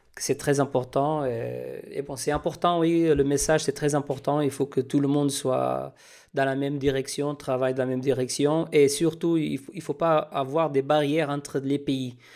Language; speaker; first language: French; non-native, fluent; Spanish